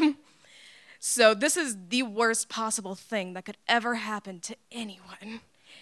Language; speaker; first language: English; native; English